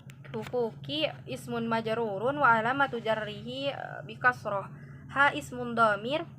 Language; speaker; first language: Arabic; non-native, learner; Indonesian